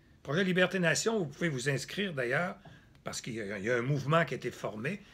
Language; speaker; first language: French; native; French